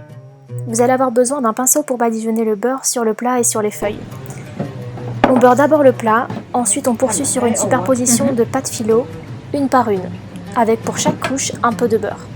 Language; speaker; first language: French; native; French